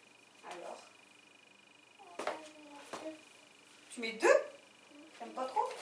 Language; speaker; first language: French; native; French